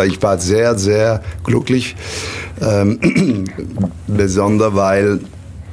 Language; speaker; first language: German; non-native, learner; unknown